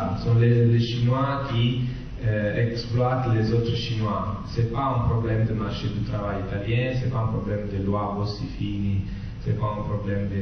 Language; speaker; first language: French; non-native, fluent; Italian